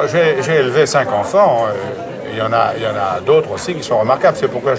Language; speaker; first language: French; native; French